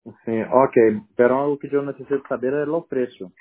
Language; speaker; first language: Spanish; non-native, learner; Portuguese